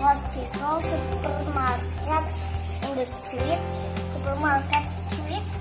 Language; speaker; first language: English; non-native, learner; Indonesian